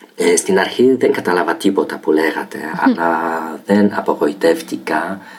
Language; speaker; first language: Greek; non-native, fluent; Polish